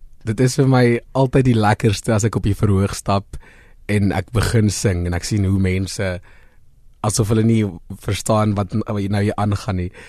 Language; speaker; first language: Afrikaans; non-native, local second language; Southern Sotho